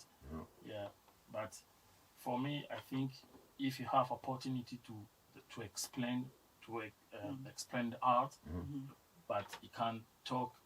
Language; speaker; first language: English; non-native, learner; French